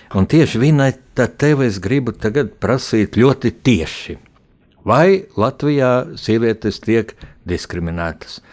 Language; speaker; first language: Latvian; native; Latvian